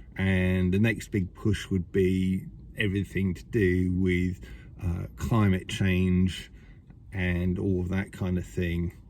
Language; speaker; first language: English; native; English